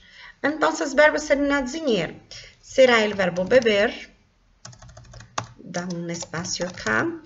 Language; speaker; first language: Spanish; non-native, local second language; Portuguese